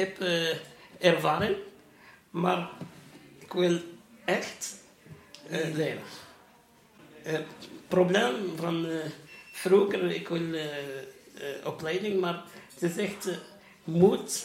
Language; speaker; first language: Dutch; non-native, learner; Arabic